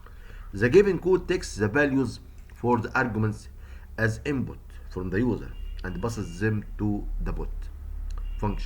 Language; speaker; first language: English; non-native, fluent; Arabic